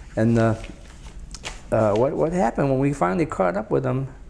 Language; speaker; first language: English; native; English